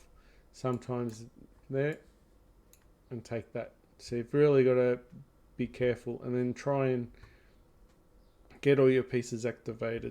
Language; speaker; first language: English; native; English